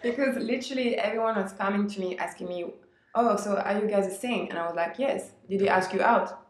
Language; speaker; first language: English; non-native, fluent; French